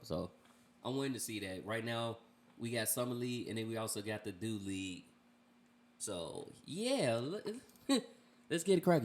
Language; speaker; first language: English; native; English